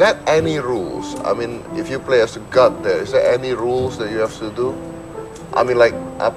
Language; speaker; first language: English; non-native, learner; Indonesian